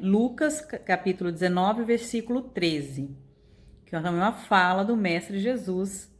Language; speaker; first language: Portuguese; native; Portuguese